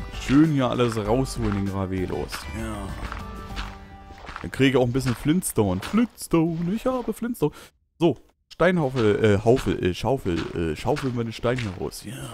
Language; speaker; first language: German; native; German